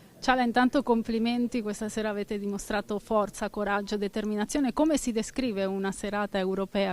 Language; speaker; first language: Italian; native; Italian